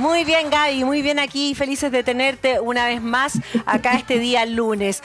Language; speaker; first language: Spanish; native; Spanish